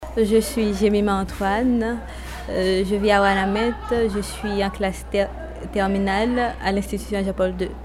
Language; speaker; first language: French; non-native, local second language; Haitian Creole